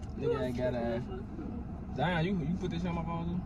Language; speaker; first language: English; native; English